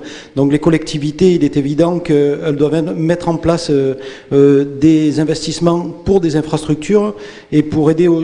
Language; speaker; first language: French; native; French